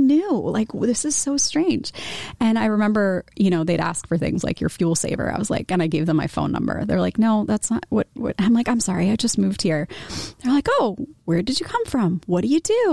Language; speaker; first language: English; native; English